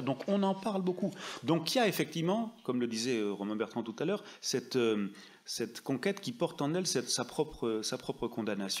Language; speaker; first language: French; native; French